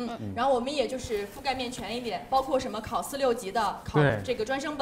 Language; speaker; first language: Chinese; native; Chinese